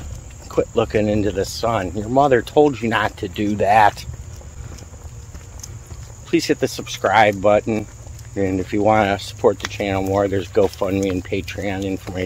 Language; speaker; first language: English; native; English